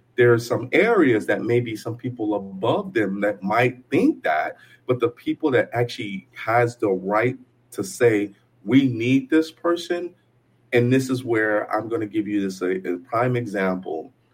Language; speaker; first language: English; native; English